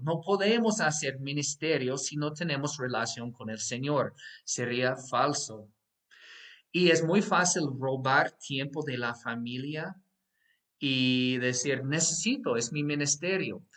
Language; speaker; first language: Spanish; non-native, fluent; English